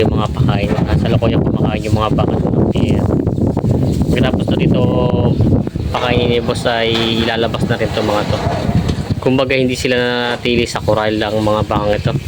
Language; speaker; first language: Filipino; native; Filipino